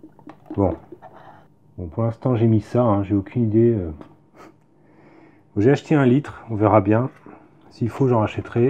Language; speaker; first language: French; native; French